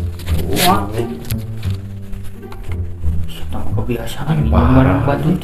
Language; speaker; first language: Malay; non-native, local second language; Sundanese